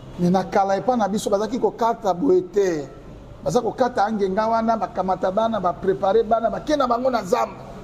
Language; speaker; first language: Lingala; non-native, local second language; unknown